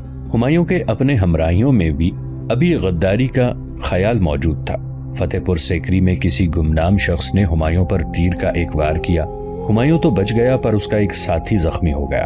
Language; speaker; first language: Urdu; native; Urdu